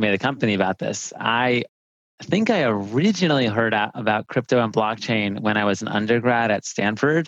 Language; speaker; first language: English; native; English